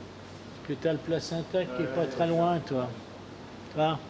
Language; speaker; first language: French; native; French